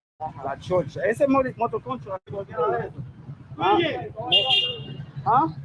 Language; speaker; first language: Spanish; non-native, learner; English